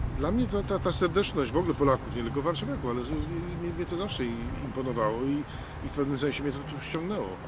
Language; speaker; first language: Polish; early bilingual, heritage; Polish